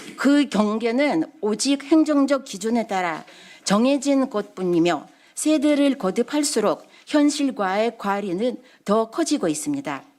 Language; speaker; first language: Korean; non-native, fluent; Russian